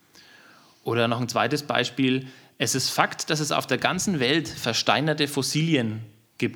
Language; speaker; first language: German; native; German